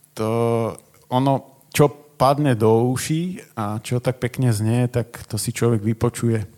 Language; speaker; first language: Slovak; native; Slovak